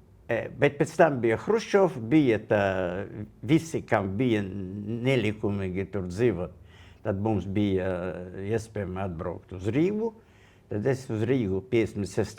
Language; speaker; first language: Latvian; non-native, local second language; Russian